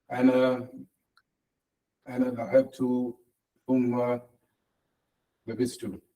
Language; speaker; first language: Arabic; non-native, learner; English